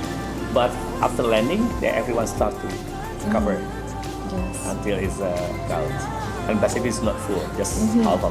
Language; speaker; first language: English; non-native, learner; Indonesian